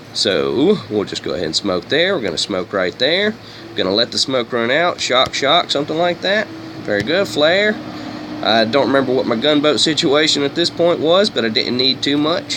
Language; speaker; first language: English; native; English